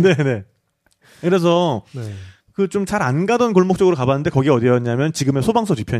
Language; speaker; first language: Korean; native; Korean